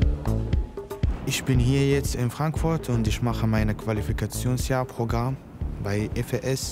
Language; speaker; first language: German; non-native, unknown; Arabic